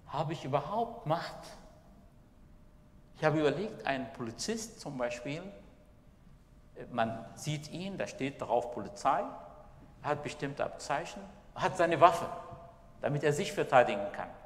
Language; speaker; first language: German; non-native, fluent; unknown